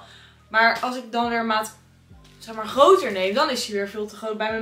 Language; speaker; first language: Dutch; native; Dutch